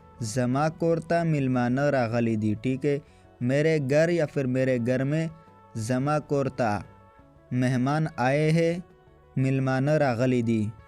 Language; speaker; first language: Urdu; non-native, local second language; Pashto